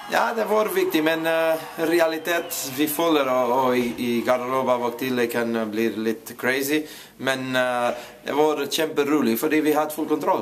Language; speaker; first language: Norwegian; non-native, fluent; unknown